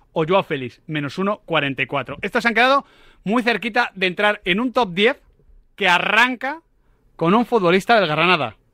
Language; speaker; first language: Spanish; native; Spanish